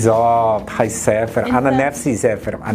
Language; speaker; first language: Arabic; non-native, learner; English